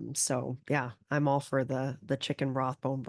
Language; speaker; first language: English; native; English